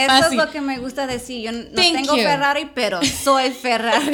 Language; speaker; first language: Spanish; early bilingual, heritage; Spanish